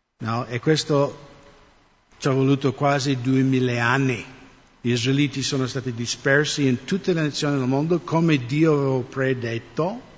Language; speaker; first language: Italian; non-native, fluent; English